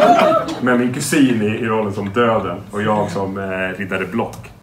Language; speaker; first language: Swedish; native; Swedish